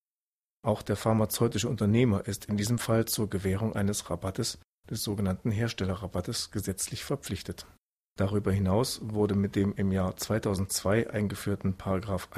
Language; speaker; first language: German; native; German